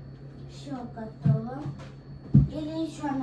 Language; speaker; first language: Russian; early bilingual, other home language; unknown